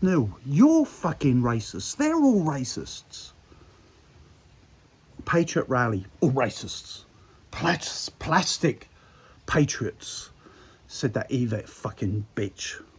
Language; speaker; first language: English; native; English